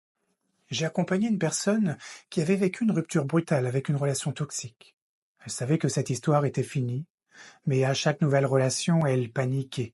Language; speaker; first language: French; native; French